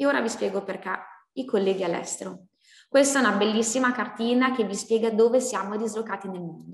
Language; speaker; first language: Italian; native; Italian